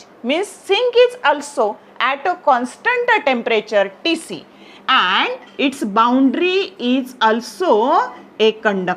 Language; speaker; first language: English; non-native, local second language; Marathi